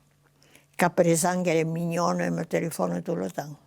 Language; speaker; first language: French; non-native, local second language; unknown